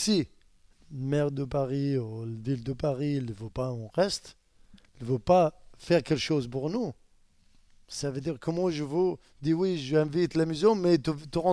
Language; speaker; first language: French; non-native, learner; Arabic